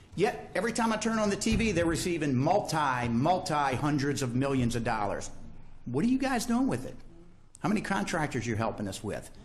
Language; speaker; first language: English; native; English